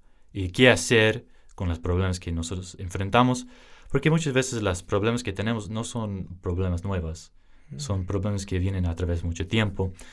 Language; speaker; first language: Spanish; early bilingual, heritage; English